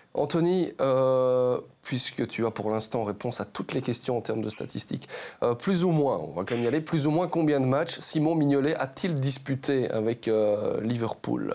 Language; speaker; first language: French; native; French